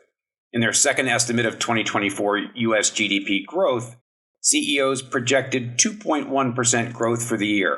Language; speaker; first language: English; native; English